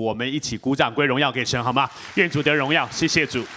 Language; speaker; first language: Chinese; native; Chinese